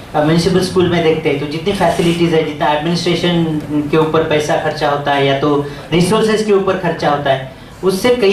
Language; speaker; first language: Hindi; non-native, local second language; Marathi